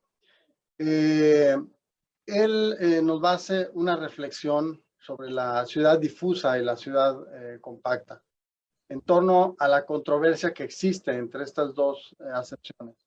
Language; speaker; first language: Spanish; native; Spanish